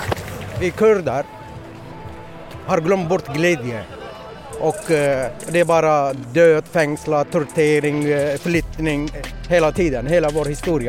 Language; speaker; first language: Swedish; non-native, fluent; Kurdish